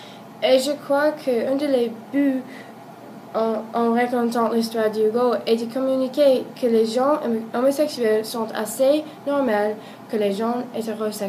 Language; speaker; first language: French; non-native, learner; English